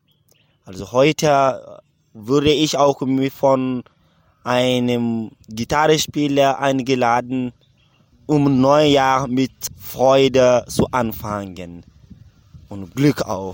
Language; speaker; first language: German; non-native, learner; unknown